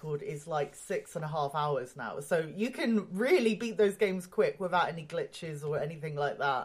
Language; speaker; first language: English; native; English